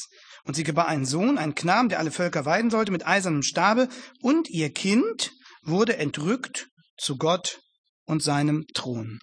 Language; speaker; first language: German; native; German